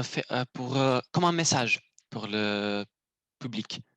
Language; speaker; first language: French; non-native, learner; Romanian